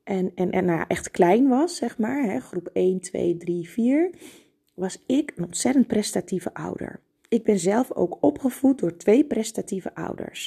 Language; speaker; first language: Dutch; native; Dutch